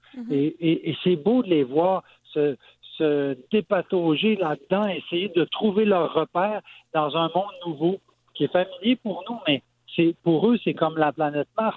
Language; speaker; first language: French; native; French